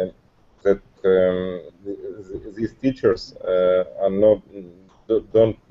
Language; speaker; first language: English; non-native, learner; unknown